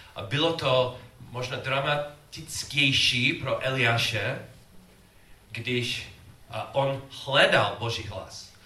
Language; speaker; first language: Czech; non-native, learner; English